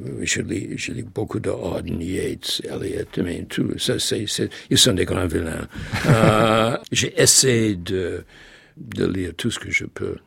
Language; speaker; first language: French; non-native, fluent; English